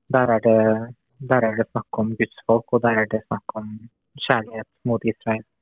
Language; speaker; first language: Norwegian; non-native, fluent; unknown